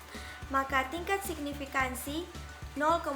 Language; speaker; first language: Indonesian; native; Indonesian